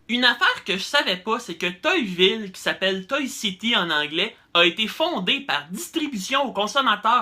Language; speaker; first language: French; native; French